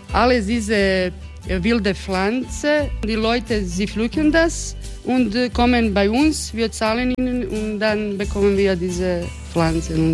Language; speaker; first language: German; non-native, fluent; Croatian